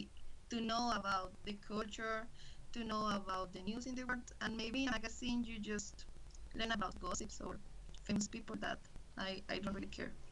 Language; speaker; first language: English; non-native, learner; Spanish